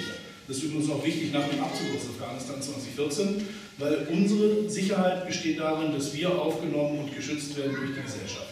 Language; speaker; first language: German; native; German